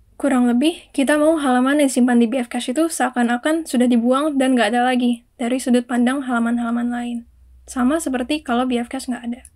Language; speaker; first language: Indonesian; native; Indonesian